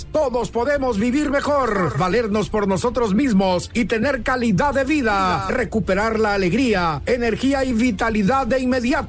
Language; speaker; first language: Spanish; native; Spanish